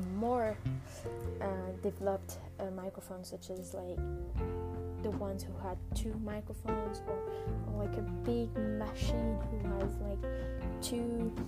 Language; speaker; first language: English; non-native, fluent; French